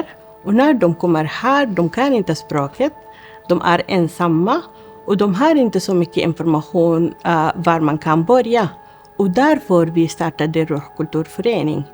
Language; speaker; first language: Swedish; non-native, fluent; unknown